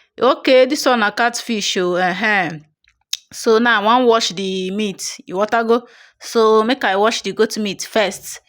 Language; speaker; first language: Nigerian Pidgin; non-native, local second language; Igbo